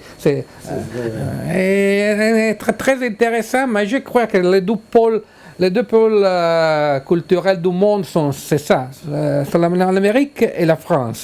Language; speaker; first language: French; non-native, learner; Italian